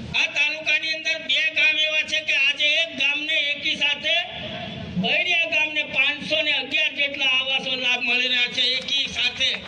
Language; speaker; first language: Gujarati; non-native, local second language; Rathawi